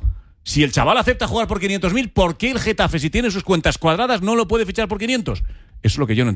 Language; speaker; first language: Spanish; native; Spanish